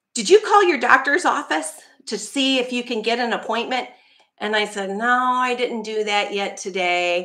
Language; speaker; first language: English; native; English